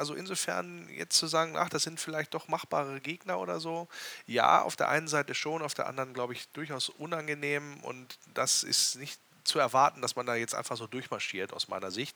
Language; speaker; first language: German; native; German